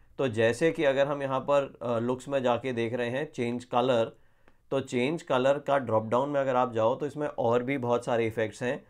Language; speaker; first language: Hindi; native; Hindi